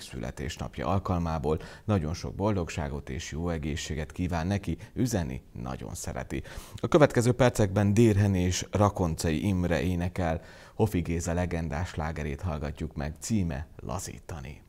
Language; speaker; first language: Hungarian; native; Hungarian